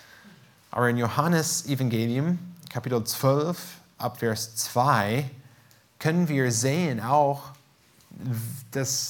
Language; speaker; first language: German; non-native, fluent; English